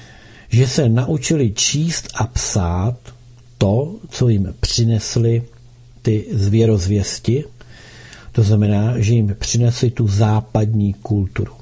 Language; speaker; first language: Czech; native; Czech